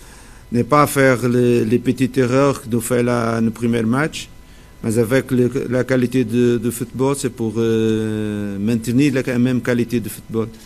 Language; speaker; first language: French; non-native, fluent; Portuguese